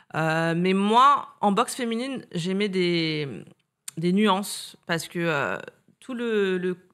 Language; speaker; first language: French; native; French